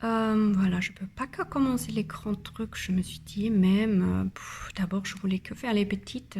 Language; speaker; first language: French; non-native, learner; German